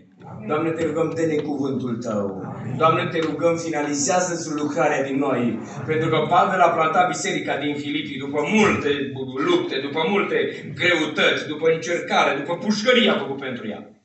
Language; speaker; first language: Romanian; native; Romanian